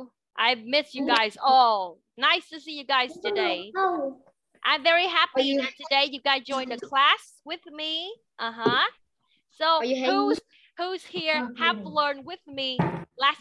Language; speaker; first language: English; non-native, fluent; Vietnamese